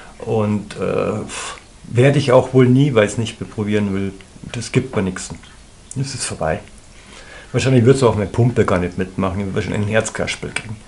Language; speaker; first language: German; native; German